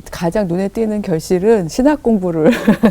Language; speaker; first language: Korean; native; Korean